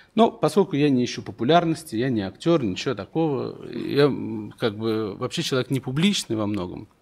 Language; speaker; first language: Russian; native; Russian